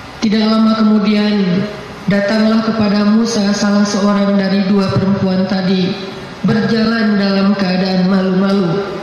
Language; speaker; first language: Indonesian; native; Indonesian